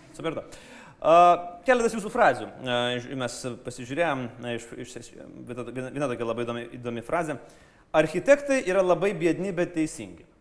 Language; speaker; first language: Lithuanian; native; Lithuanian